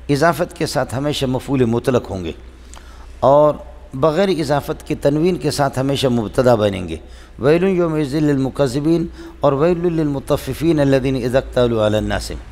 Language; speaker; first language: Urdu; non-native, local second language; Baluchi